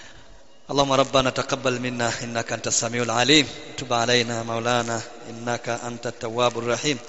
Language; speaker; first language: Arabic; non-native, fluent; Swahili